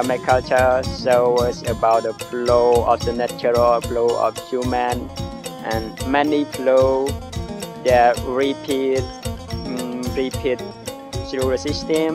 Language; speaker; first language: English; non-native, learner; Khmer